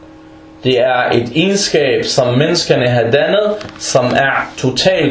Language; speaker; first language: Danish; early bilingual, other home language; Arabic